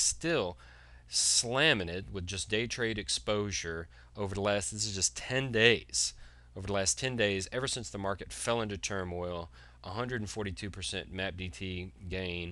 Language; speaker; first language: English; native; English